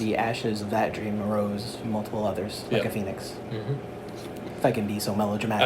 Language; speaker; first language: English; native; English